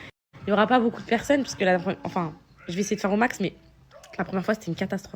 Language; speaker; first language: French; native; French